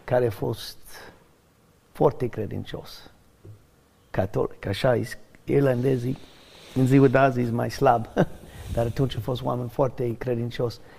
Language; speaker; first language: Romanian; non-native, learner; English